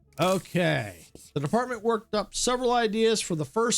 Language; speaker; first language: English; native; English